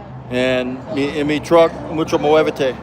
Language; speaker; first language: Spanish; non-native, learner; English